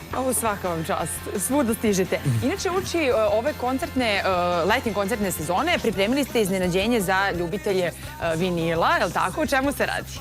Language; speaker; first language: Serbian; native; Serbian